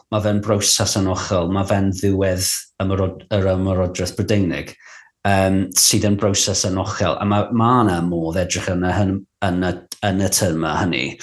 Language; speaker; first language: Welsh; non-native, local second language; English